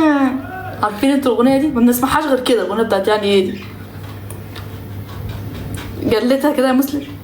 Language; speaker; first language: Arabic; native; Arabic